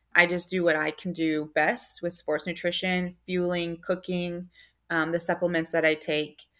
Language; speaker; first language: English; native; English